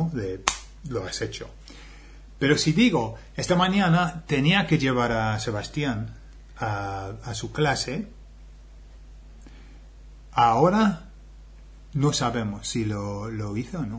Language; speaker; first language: Spanish; non-native, fluent; English